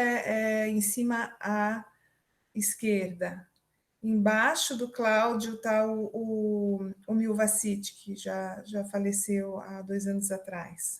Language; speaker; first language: Portuguese; native; Portuguese